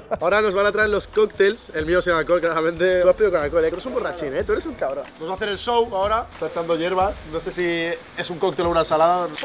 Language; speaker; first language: Spanish; early bilingual, other home language; Arabic